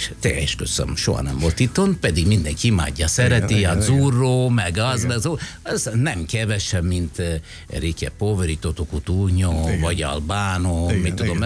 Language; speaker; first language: Hungarian; non-native, fluent; Italian